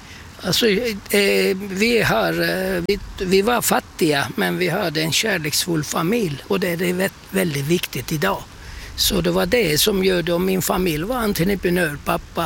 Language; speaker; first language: Swedish; non-native, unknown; Turkish